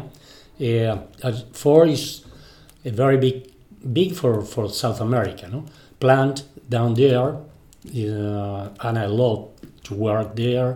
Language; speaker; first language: English; non-native, fluent; Spanish